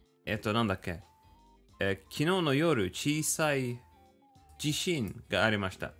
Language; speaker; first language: Japanese; non-native, learner; English